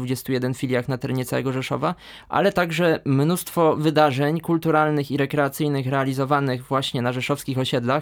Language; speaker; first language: Polish; native; Polish